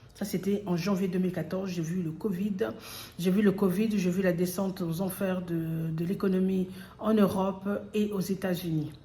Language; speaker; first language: French; early bilingual, other home language; Lingala